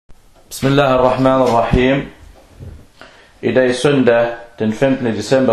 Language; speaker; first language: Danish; non-native, local second language; Arabic